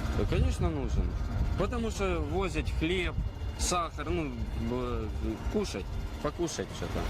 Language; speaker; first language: Russian; non-native, local second language; Ukrainian